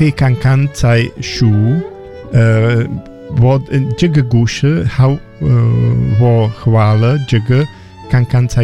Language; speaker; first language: Chinese; non-native, learner; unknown